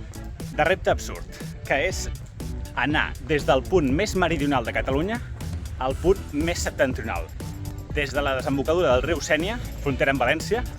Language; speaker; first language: Catalan; native; Catalan